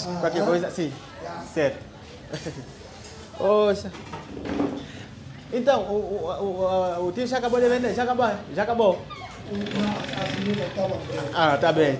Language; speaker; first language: Portuguese; non-native, fluent; Vietnamese